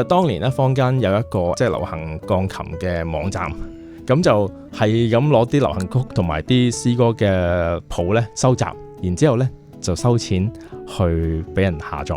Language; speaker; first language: Cantonese; native; Cantonese